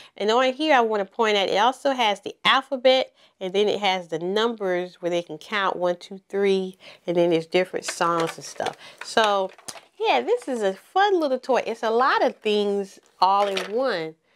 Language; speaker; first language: English; native; English